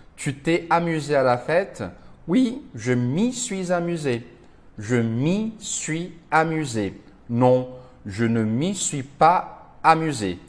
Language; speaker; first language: French; non-native, fluent; Portuguese